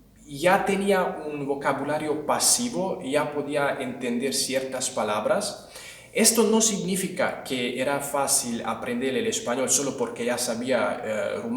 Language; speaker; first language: Spanish; non-native, fluent; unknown